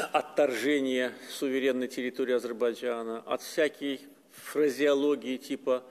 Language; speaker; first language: Russian; non-native, local second language; Azerbaijani